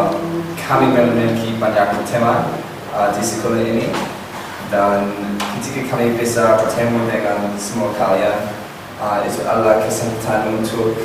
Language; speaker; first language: Indonesian; non-native, learner; English